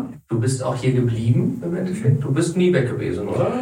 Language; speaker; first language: German; native; German